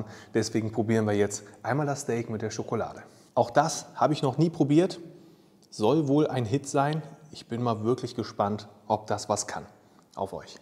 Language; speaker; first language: German; native; German